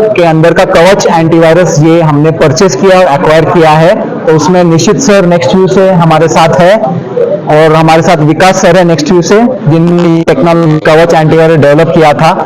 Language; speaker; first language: Hindi; non-native, local second language; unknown